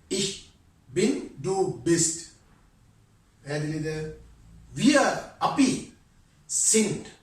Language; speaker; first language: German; non-native, fluent; Sinhala